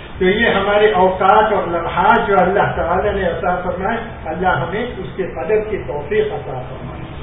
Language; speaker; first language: Urdu; non-native, fluent; Gujarati